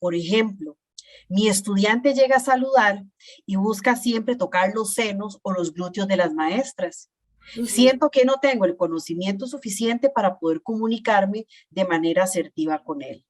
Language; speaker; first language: Spanish; native; Spanish